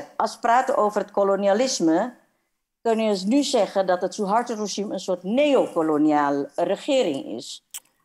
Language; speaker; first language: Dutch; non-native, fluent; Indonesian